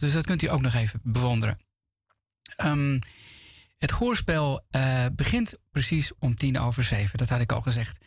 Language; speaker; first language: Dutch; native; Dutch